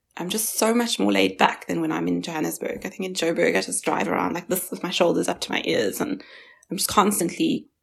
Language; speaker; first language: English; early bilingual, other home language; Chinese